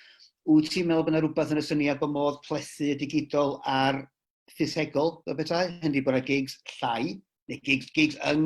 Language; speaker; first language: Welsh; native; Welsh